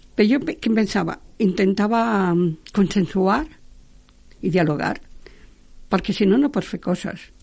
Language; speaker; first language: Catalan; non-native, local second language; Spanish